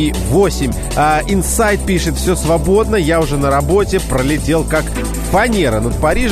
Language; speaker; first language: Russian; native; Russian